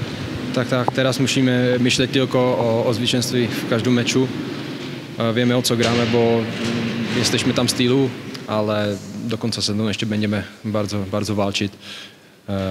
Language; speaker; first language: Polish; non-native, fluent; Czech